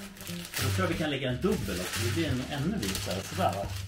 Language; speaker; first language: Swedish; native; Swedish